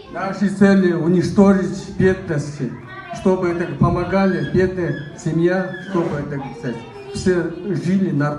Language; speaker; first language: Russian; non-native, learner; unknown